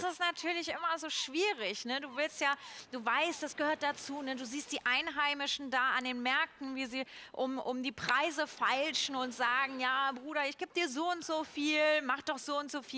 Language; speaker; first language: German; native; German